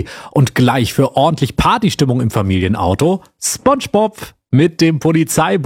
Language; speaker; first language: German; native; German